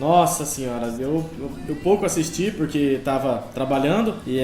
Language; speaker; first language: Portuguese; native; Portuguese